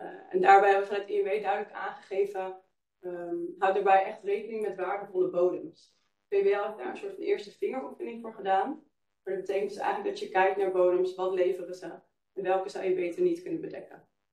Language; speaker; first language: Dutch; native; Dutch